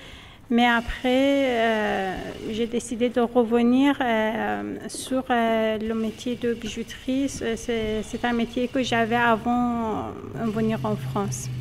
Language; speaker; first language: French; non-native, fluent; Persian